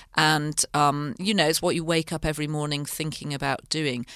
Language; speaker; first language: English; native; English